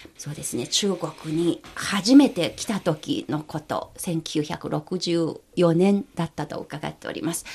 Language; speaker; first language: Japanese; non-native, fluent; Chinese